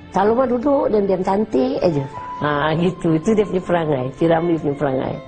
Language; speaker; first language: Malay; native; Malay